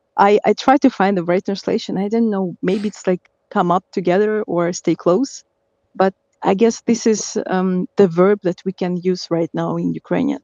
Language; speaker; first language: English; non-native, fluent; Ukrainian